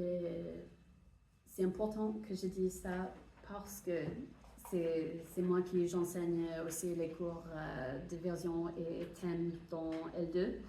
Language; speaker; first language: French; non-native, fluent; English